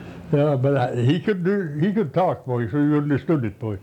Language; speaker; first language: English; non-native, fluent; Swedish